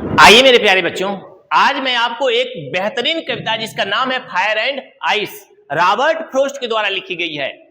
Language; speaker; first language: Hindi; native; Hindi